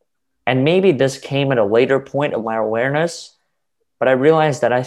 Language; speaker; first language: English; early bilingual, other home language; Russian